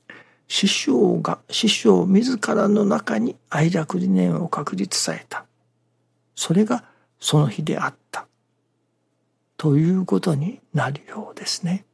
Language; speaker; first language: Japanese; native; Japanese